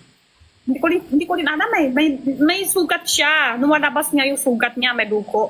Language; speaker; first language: Filipino; non-native, learner; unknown